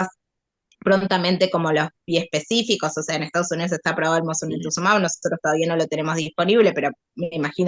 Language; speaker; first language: Spanish; native; Spanish